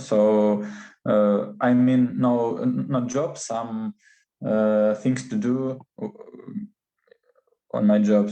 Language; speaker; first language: English; non-native, learner; Russian